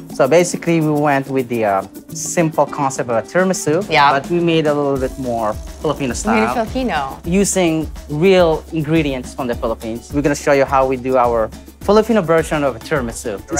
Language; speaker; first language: English; non-native, local second language; Filipino